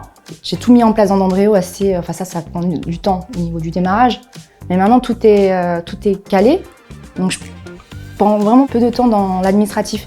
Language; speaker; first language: French; native; French